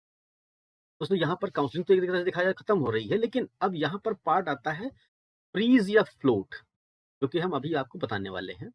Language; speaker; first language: Hindi; native; Hindi